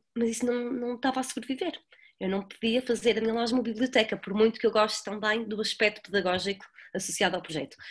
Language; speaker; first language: Portuguese; native; Portuguese